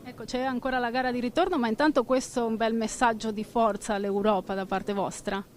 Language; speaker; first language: Italian; native; Italian